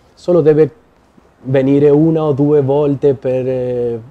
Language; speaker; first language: Italian; non-native, learner; Spanish